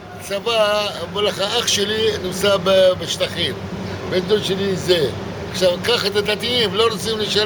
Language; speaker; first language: Hebrew; non-native, local second language; Arabic